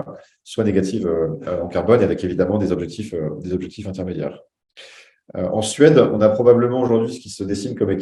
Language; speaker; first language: French; native; French